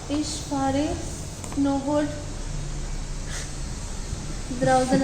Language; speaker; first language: German; non-native, learner; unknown